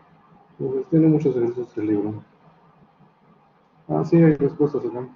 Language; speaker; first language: Spanish; native; Spanish